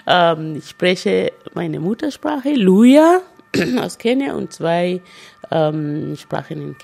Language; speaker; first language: German; non-native, fluent; Luyia